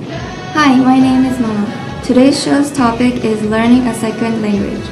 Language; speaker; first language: English; non-native, learner; Japanese